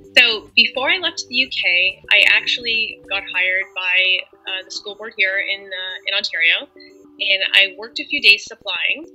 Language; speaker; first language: English; native; English